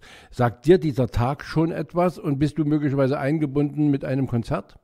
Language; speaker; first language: German; native; German